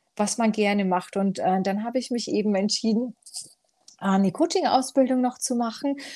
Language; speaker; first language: German; early bilingual, other home language; Romanian